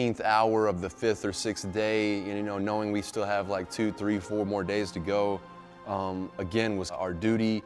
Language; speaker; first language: English; native; English